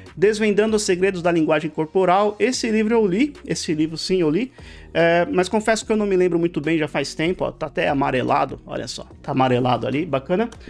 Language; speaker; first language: Portuguese; native; Portuguese